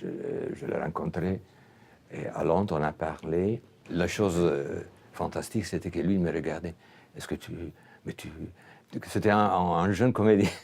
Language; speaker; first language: French; non-native, fluent; Italian